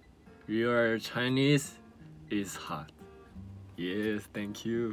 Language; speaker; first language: English; non-native, learner; Korean